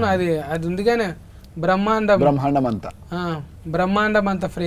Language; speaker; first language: Telugu; native; Telugu